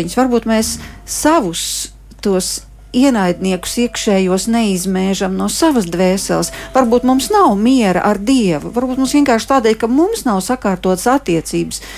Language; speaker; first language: Latvian; native; Latvian